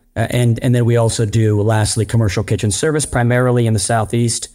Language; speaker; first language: English; native; English